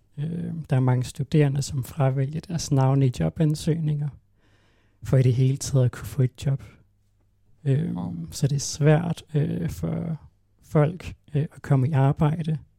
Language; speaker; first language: Danish; non-native, local second language; Kalaallisut